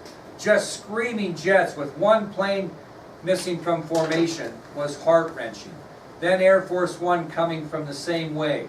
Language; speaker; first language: English; native; English